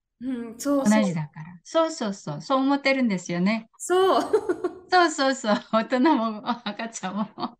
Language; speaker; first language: Japanese; non-native, fluent; Korean